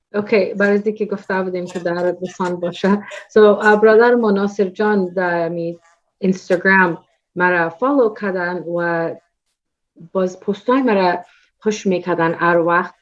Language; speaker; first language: Persian; early bilingual, heritage; Persian